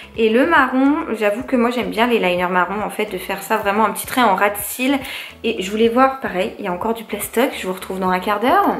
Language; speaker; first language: French; native; French